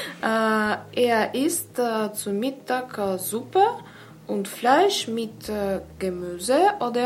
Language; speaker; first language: German; non-native, learner; Russian